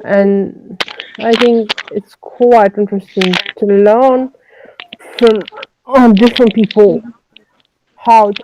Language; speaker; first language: English; non-native, learner; French